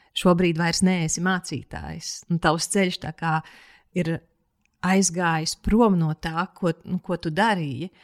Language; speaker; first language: Latvian; native; Latvian